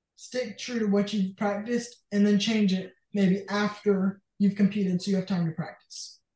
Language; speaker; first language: English; native; English